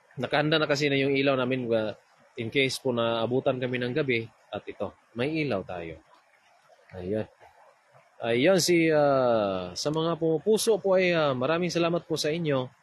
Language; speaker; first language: Filipino; non-native, local second language; Cebuano